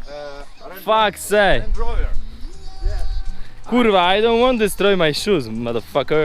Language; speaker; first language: English; non-native, learner; Polish